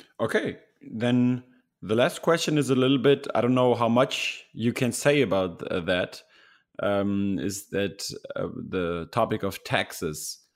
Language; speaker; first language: English; non-native, fluent; German